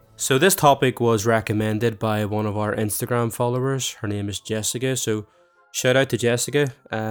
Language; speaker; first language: English; native; English